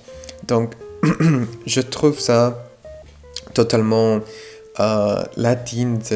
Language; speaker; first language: French; non-native, fluent; Spanish